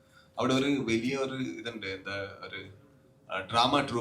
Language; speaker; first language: Malayalam; non-native, local second language; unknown